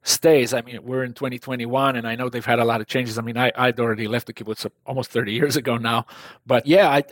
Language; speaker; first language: English; non-native, fluent; Hebrew